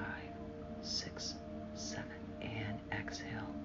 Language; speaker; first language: English; native; English